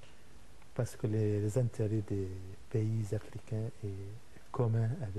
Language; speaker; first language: French; non-native, fluent; Arabic